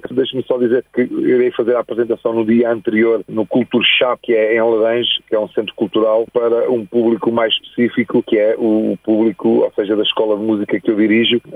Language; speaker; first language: Portuguese; native; Portuguese